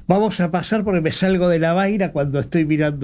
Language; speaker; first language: Spanish; native; Spanish